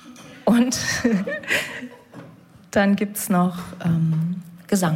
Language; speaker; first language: German; native; German